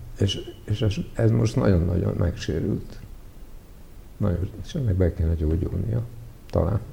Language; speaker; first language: Hungarian; early bilingual, other home language; Serbian